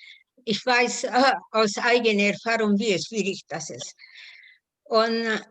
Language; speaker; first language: German; non-native, fluent; Spanish